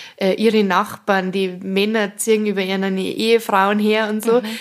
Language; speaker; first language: German; native; German